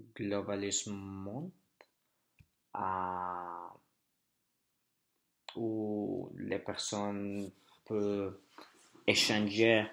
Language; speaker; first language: French; non-native, learner; Spanish